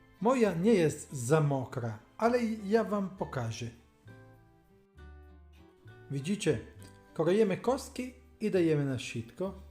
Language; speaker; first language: Polish; non-native, learner; Italian